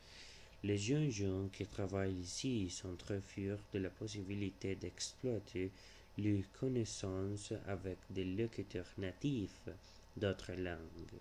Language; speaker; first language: French; non-native, learner; Spanish